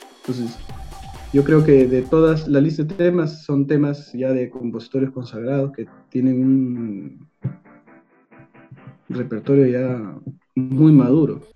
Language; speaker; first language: Spanish; native; Spanish